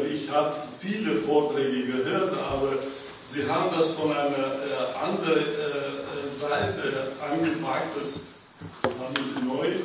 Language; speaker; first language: German; non-native, fluent; Greek